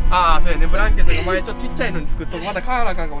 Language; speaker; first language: Japanese; native; Japanese